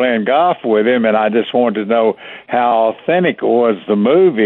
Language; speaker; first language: English; native; English